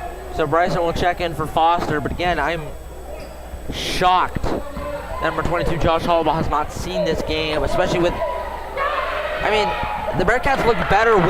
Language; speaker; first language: English; native; English